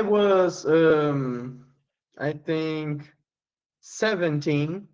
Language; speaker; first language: English; non-native, learner; Portuguese